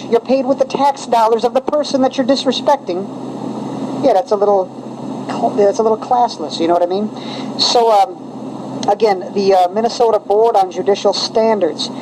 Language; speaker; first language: English; native; English